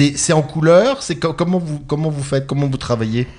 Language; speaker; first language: French; native; French